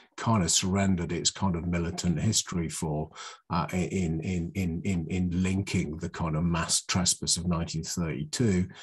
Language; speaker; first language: English; native; English